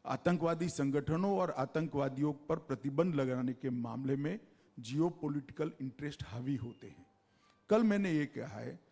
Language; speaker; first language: Hindi; non-native, local second language; Gujarati